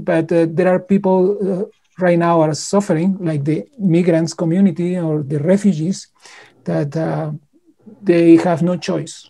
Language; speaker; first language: English; non-native, fluent; Spanish